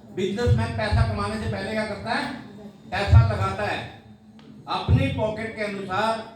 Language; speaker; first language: Hindi; native; Hindi